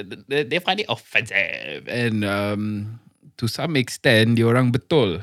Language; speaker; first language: English; non-native, local second language; Malay